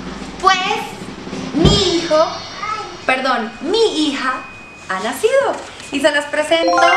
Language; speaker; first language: Spanish; native; Spanish